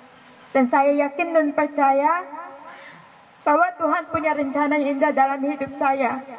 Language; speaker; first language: Indonesian; non-native, fluent; Filipino